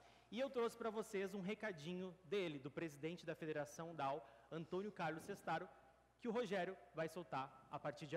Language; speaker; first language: Portuguese; native; Portuguese